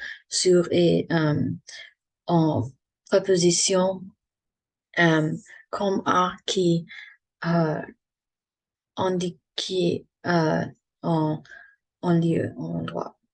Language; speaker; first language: French; non-native, learner; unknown